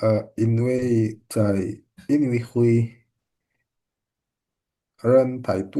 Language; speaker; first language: Chinese; non-native, learner; Indonesian